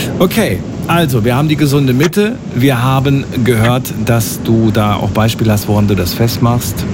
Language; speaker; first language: German; native; German